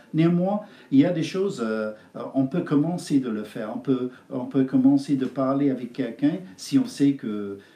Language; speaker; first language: French; non-native, fluent; English